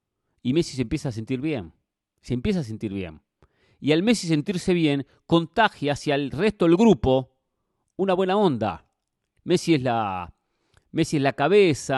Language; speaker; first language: Spanish; native; Spanish